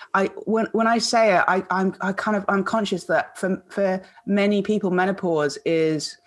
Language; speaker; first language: English; native; English